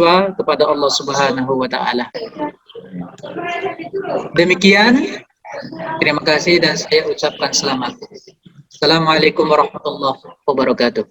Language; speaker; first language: Malay; native; Malay